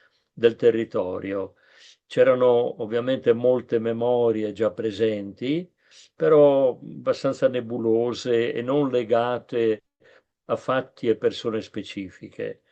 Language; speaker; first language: Italian; native; Italian